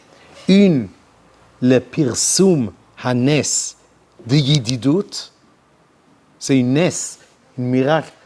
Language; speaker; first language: French; non-native, learner; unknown